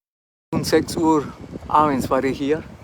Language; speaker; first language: German; non-native, fluent; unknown